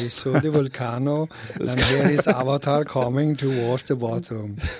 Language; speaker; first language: English; non-native, fluent; Norwegian